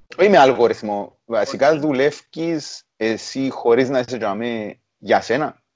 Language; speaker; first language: Greek; native; Greek